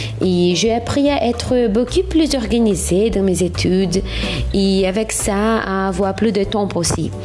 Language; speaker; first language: French; non-native, learner; Portuguese